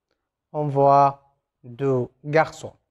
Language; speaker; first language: French; non-native, fluent; Arabic